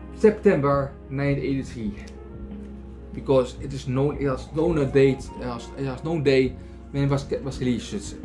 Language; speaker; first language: English; non-native, learner; Dutch